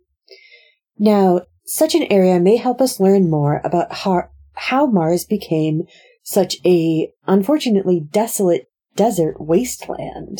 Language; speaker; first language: English; native; English